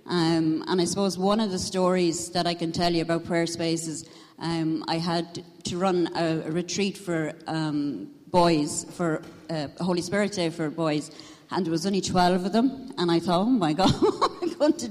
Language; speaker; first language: English; native; English